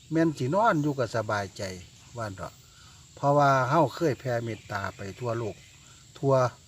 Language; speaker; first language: Thai; native; Thai